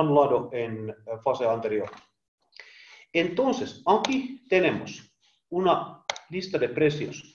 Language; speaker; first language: Spanish; non-native, learner; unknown